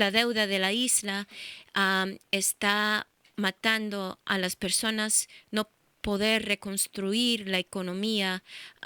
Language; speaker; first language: Spanish; early bilingual, heritage; English